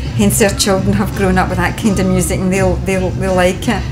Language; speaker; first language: English; native; English